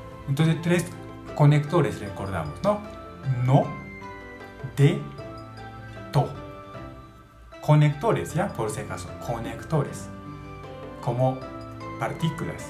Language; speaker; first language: Spanish; non-native, learner; Japanese